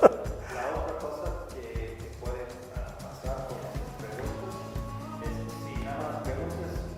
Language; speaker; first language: Spanish; non-native, fluent; English